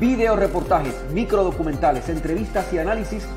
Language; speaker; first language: Spanish; native; Spanish